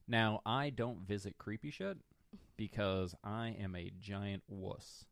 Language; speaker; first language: English; native; English